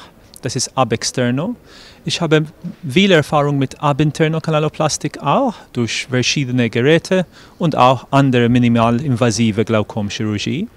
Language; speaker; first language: German; non-native, fluent; English